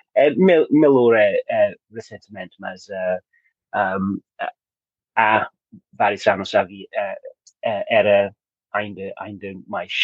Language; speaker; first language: Portuguese; non-native, learner; English